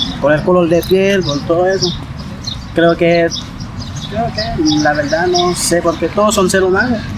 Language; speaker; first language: Spanish; non-native, learner; Haitian Creole